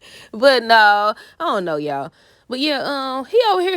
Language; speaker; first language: English; native; English